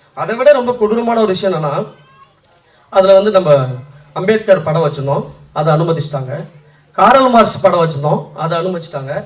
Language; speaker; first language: Tamil; native; Tamil